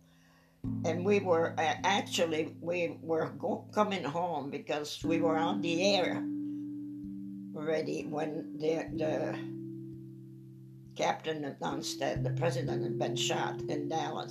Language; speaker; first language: English; non-native, fluent; French